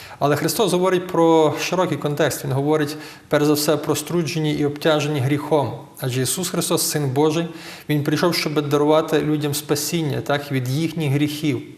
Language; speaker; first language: Ukrainian; native; Ukrainian